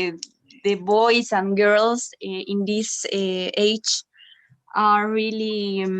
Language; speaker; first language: English; non-native, learner; Spanish